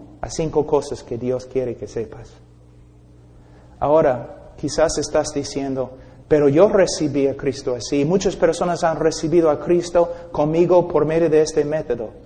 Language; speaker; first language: Spanish; non-native, fluent; English